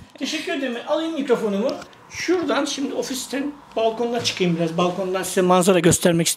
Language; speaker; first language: Turkish; native; Turkish